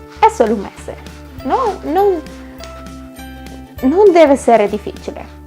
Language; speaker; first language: Italian; non-native, learner; Spanish